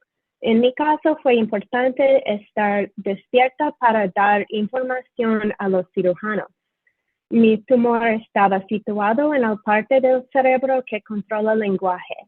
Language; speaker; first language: Spanish; non-native, fluent; English